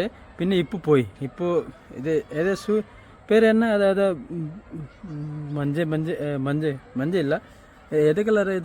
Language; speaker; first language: Malayalam; non-native, learner; Nepali